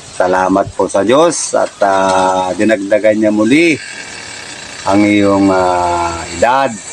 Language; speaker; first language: Filipino; non-native, local second language; Iloko